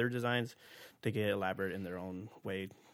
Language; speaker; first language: English; native; English